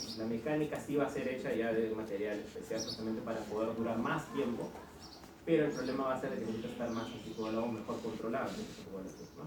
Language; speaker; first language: Spanish; native; Spanish